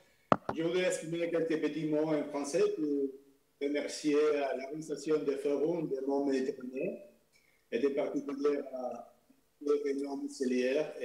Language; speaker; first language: French; non-native, learner; Spanish